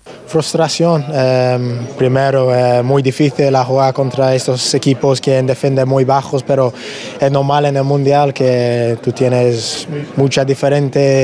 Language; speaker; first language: Spanish; non-native, learner; English